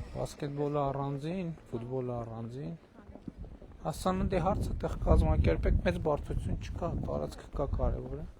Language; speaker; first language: Armenian; native; Armenian